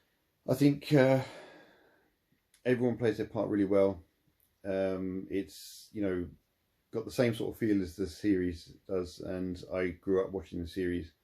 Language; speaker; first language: English; native; English